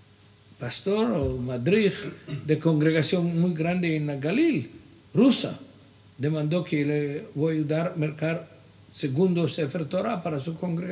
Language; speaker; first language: Spanish; non-native, fluent; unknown